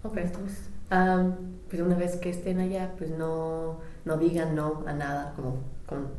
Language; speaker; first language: Spanish; non-native, fluent; English